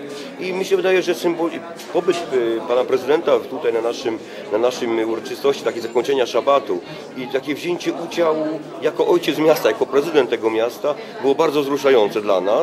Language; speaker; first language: Polish; native; Polish